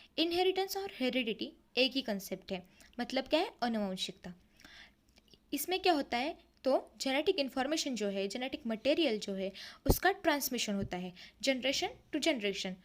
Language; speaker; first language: Hindi; non-native, local second language; Marathi